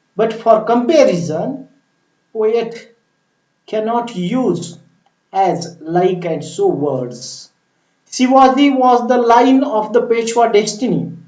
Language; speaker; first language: English; non-native, local second language; Marathi